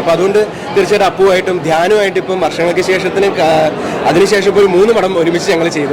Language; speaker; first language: Malayalam; native; Malayalam